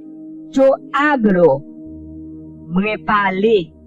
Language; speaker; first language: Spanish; non-native, fluent; Haitian Creole